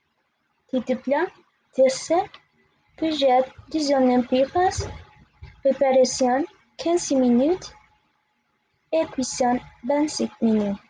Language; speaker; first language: French; non-native, learner; Spanish